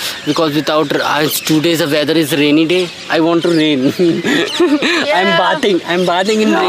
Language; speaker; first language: English; non-native, learner; Hindi